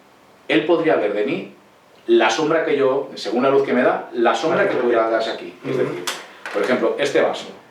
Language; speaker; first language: Spanish; native; Spanish